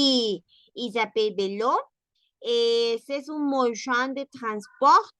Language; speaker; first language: French; non-native, learner; Spanish